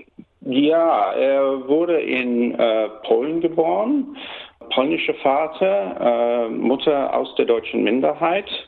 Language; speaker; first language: German; early bilingual, heritage; German